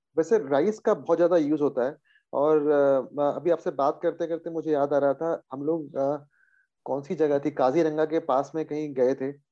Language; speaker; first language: Hindi; native; Hindi